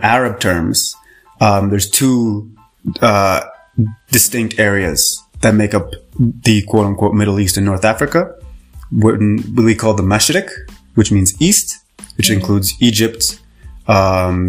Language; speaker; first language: English; native; English